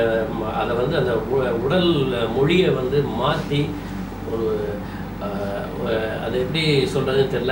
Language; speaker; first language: Tamil; native; Tamil